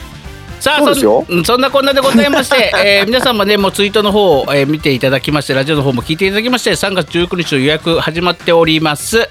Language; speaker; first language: Japanese; native; Japanese